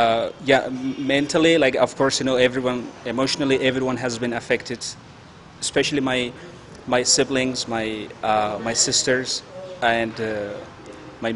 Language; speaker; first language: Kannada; non-native, learner; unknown